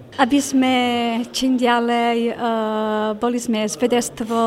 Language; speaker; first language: Slovak; non-native, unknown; Spanish